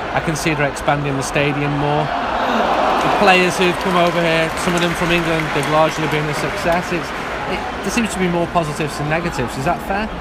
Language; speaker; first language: English; native; English